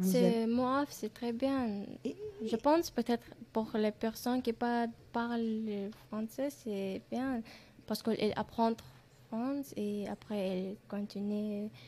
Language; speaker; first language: French; non-native, learner; Chechen